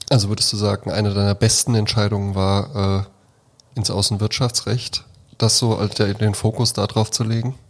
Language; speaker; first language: German; native; German